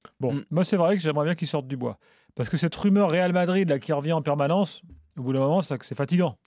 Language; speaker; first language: French; native; French